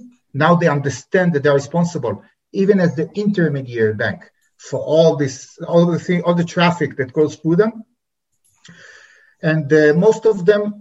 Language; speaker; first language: English; non-native, fluent; Hebrew